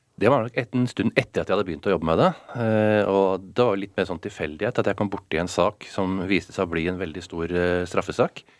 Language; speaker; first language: Norwegian; native; Norwegian